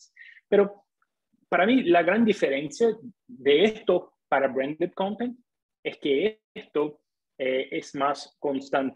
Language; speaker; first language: Spanish; non-native, fluent; Portuguese